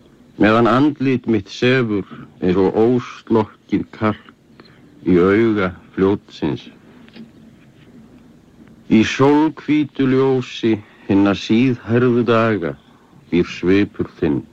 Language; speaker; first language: Icelandic; native; Icelandic